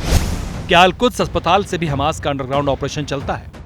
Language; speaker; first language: Hindi; native; Hindi